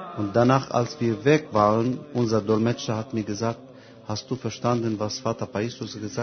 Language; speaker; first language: German; non-native, fluent; Arabic